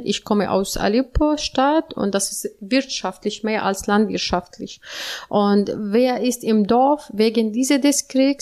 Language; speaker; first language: German; non-native, learner; Arabic